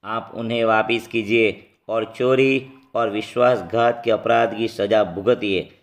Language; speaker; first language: Hindi; non-native, local second language; Gujarati